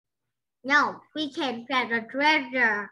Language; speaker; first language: English; non-native, learner; Vietnamese